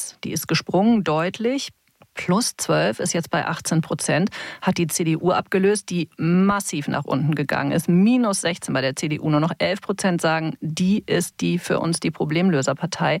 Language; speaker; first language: German; native; German